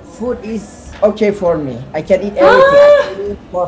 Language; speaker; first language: English; non-native, learner; Turkish